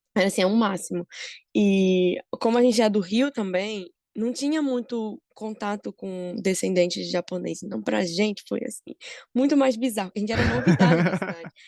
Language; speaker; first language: Portuguese; early bilingual, heritage; Portuguese